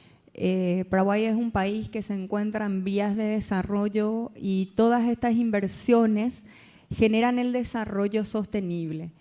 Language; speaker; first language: Spanish; native; Spanish